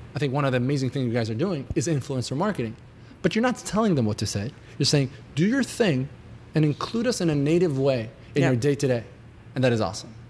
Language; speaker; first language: English; non-native, fluent; Hebrew